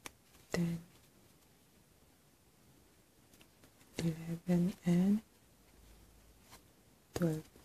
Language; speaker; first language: English; non-native, fluent; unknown